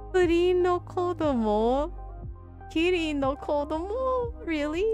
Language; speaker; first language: Japanese; non-native, learner; English